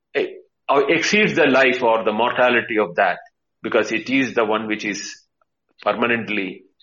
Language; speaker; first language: English; non-native, local second language; Tamil